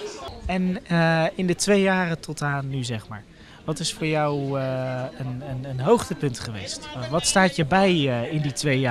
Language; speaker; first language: Dutch; native; Dutch